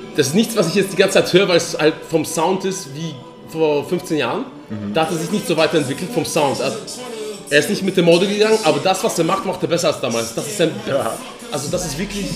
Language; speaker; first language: German; early bilingual, other home language; Polish